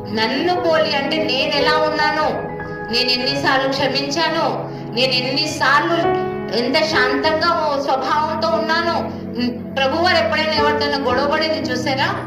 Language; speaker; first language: Telugu; non-native, local second language; Hindi